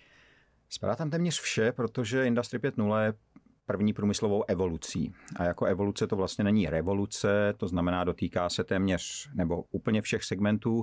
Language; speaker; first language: Czech; native; Czech